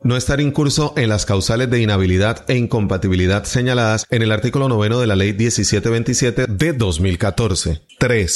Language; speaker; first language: Spanish; native; Spanish